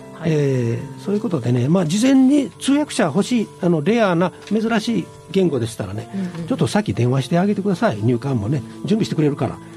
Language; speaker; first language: Japanese; native; Japanese